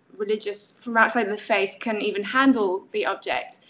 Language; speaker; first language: English; non-native, fluent; French